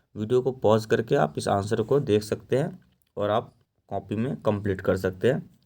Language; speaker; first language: Hindi; native; Hindi